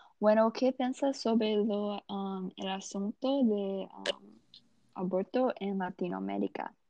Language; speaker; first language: Spanish; non-native, learner; Portuguese